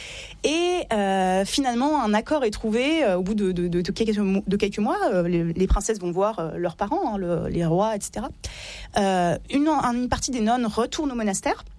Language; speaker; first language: French; native; French